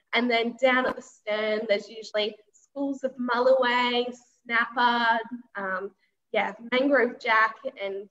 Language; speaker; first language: English; native; English